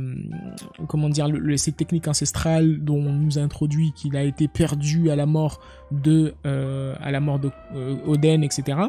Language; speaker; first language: French; native; French